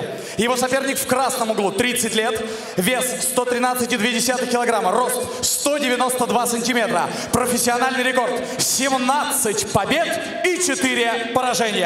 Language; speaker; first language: Russian; native; Russian